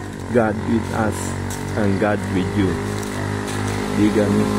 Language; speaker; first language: English; non-native, local second language; Filipino